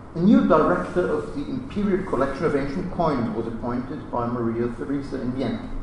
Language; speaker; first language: English; non-native, fluent; German